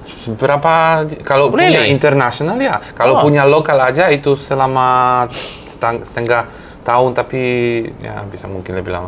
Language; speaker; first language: Indonesian; non-native, fluent; Polish